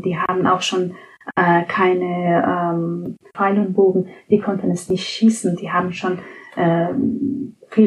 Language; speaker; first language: German; non-native, fluent; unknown